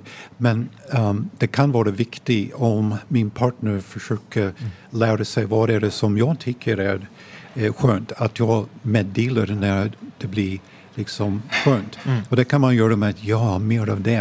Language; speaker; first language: Swedish; non-native, fluent; English